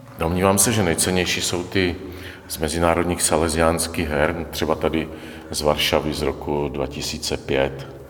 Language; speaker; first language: Czech; native; Czech